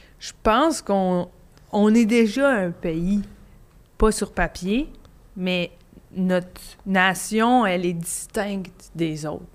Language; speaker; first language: French; native; French